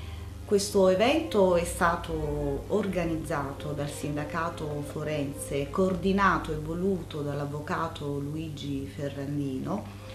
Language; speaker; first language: Italian; native; Italian